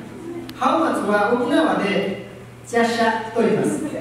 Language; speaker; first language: Japanese; non-native, learner; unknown